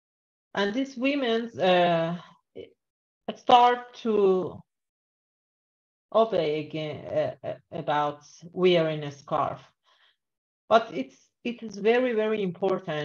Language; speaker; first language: English; non-native, learner; Persian